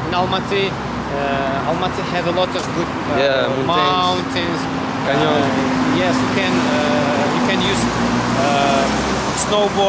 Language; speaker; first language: English; non-native, learner; Kazakh